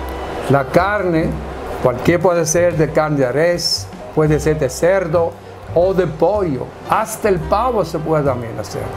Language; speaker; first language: Spanish; non-native, fluent; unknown